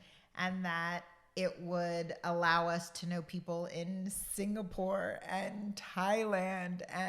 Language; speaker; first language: English; native; English